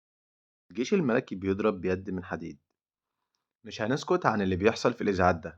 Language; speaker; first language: Arabic; native; Arabic